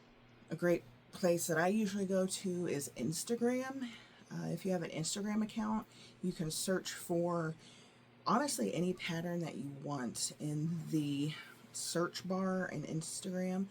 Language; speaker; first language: English; native; English